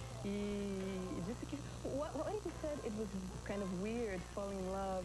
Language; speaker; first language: English; non-native, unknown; Portuguese